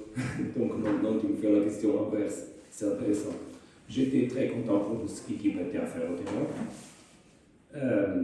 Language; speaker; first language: French; non-native, fluent; Portuguese